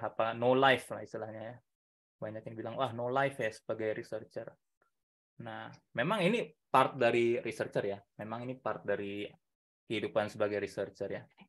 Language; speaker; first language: Indonesian; native; Indonesian